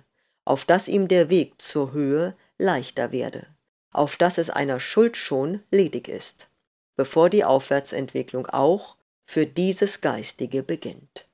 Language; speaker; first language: German; native; German